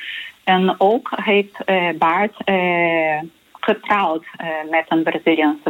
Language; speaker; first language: Dutch; non-native, learner; Portuguese